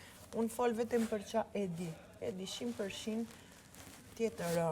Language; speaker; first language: Albanian; early bilingual, heritage; Italian